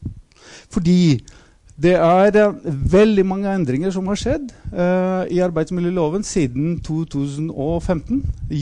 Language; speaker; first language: Norwegian; non-native, fluent; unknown